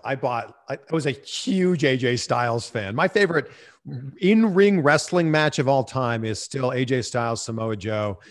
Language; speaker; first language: English; native; English